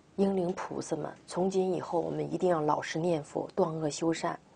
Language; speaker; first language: Chinese; native; Chinese